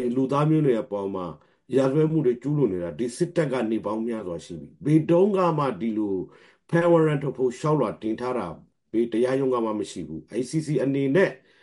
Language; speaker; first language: Burmese; non-native, local second language; Rohingya